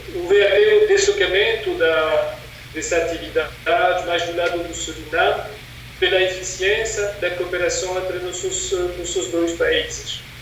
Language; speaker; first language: Portuguese; non-native, fluent; French